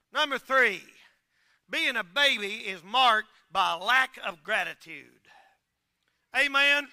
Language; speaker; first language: English; native; English